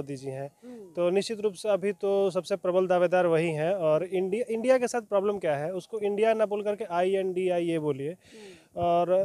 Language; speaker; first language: Hindi; native; Hindi